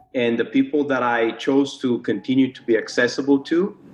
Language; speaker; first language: English; non-native, fluent; Bulgarian